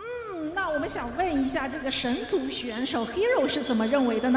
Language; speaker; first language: Chinese; native; Chinese